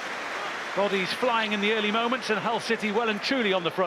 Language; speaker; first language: English; native; English